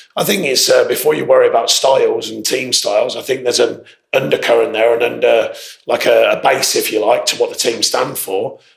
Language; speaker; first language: English; native; English